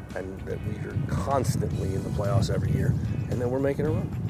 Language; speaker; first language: English; native; English